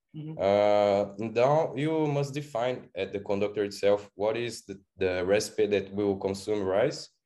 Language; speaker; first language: English; non-native, fluent; Portuguese